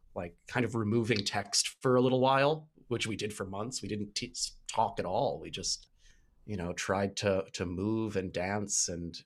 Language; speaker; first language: English; native; English